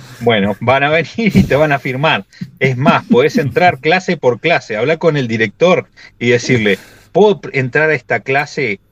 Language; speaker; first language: Spanish; native; Spanish